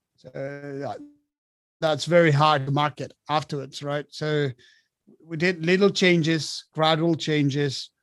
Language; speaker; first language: English; non-native, fluent; Spanish